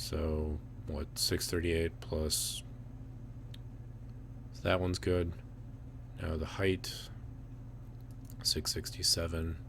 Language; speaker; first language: English; native; English